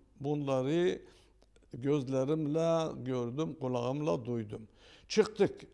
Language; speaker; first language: Turkish; non-native, local second language; Turoyo